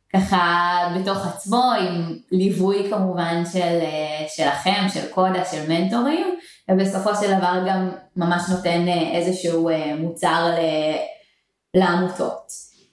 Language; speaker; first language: Hebrew; native; Hebrew